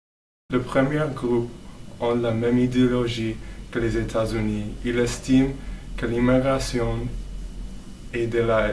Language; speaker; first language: French; non-native, learner; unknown